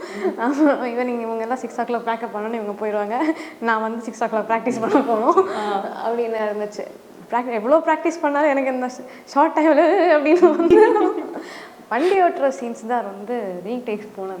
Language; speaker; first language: Tamil; native; Tamil